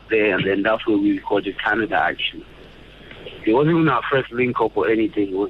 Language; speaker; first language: English; non-native, local second language; Yoruba